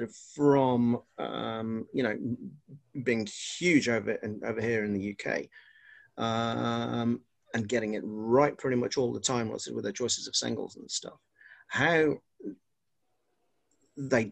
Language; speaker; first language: English; non-native, local second language; Welsh